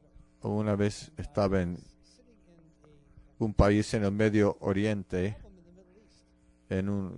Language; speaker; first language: Spanish; non-native, fluent; English